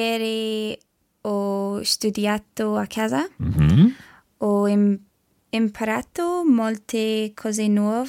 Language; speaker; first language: Italian; non-native, learner; English